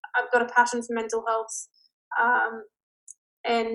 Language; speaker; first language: English; native; English